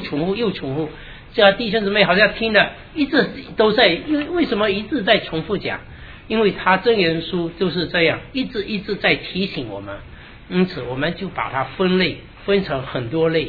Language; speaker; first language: Chinese; native; Chinese